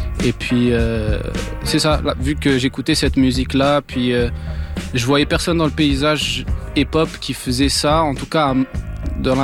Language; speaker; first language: French; non-native, local second language; Arabic